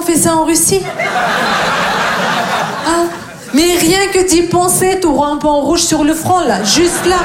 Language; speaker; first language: French; non-native, fluent; Russian